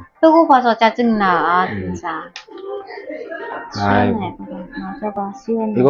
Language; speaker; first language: Korean; non-native, learner; Vietnamese